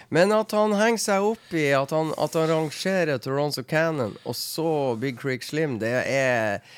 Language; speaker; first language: Norwegian; non-native, fluent; English